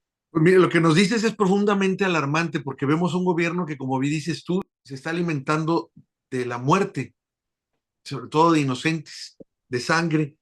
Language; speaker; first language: Spanish; native; Spanish